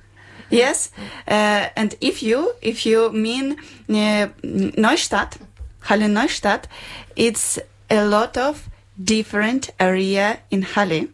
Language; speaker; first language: English; non-native, learner; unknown